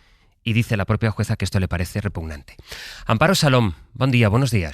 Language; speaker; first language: Spanish; native; Spanish